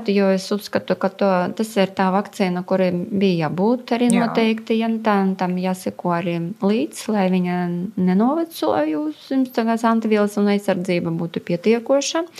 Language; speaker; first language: Latvian; non-native, local second language; Russian